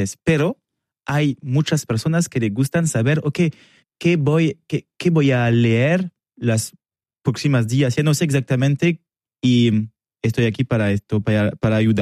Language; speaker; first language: Spanish; non-native, learner; French